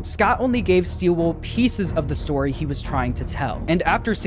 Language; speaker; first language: English; native; English